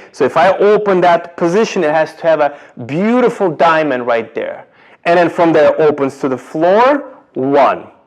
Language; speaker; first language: English; non-native, fluent; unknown